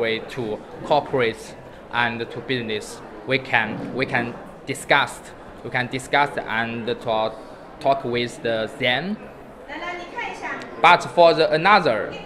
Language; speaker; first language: English; non-native, learner; Chinese